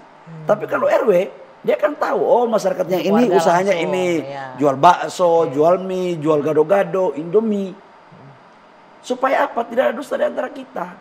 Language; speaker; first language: Indonesian; native; Indonesian